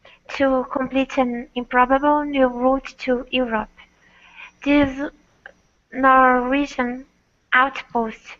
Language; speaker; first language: English; non-native, learner; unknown